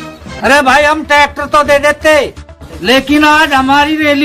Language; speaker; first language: Hindi; native; Hindi